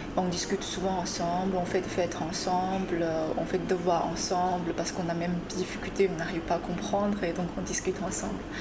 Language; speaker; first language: French; non-native, fluent; Chinese